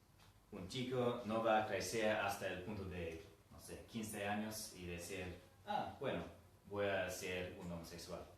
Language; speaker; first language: Spanish; non-native, fluent; English